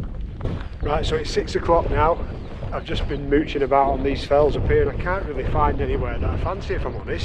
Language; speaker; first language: English; native; English